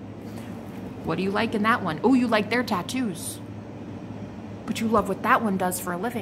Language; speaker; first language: English; native; English